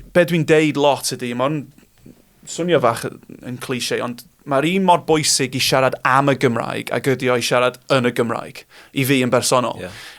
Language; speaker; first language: Welsh; non-native, local second language; English